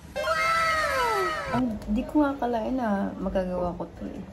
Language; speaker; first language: Filipino; non-native, local second language; Cebuano